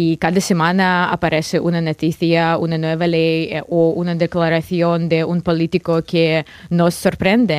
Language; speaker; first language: Spanish; non-native, fluent; Russian